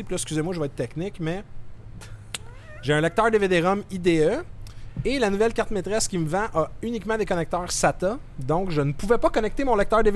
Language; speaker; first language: French; native; French